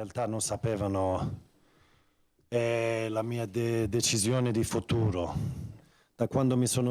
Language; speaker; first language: Italian; non-native, fluent; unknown